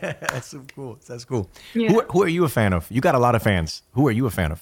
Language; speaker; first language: English; early bilingual, other home language; Spanish